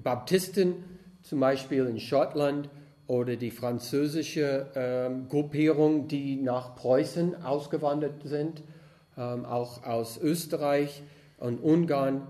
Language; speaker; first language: German; non-native, fluent; English